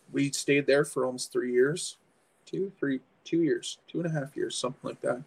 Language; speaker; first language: English; native; English